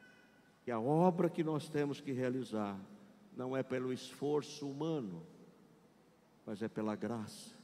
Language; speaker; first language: Portuguese; native; Portuguese